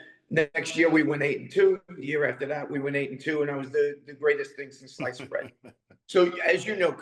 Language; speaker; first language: English; native; English